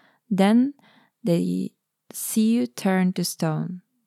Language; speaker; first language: English; non-native, fluent; Polish